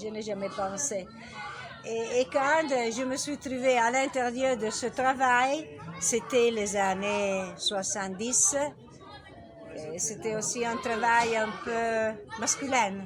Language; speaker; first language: French; non-native, learner; Italian